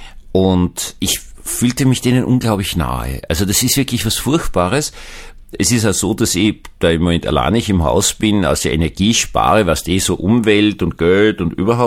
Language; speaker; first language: German; native; German